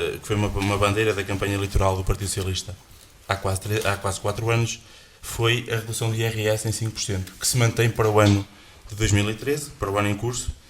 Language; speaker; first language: Portuguese; native; Portuguese